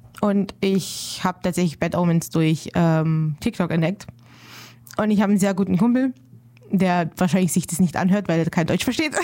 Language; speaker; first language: German; early bilingual, other home language; Romanian